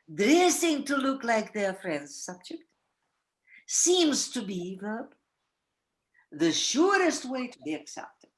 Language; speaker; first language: English; non-native, fluent; Russian